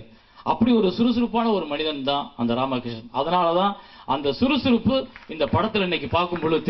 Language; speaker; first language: Tamil; native; Tamil